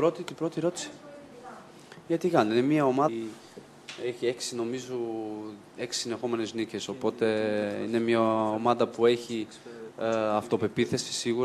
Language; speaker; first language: Greek; non-native, fluent; Portuguese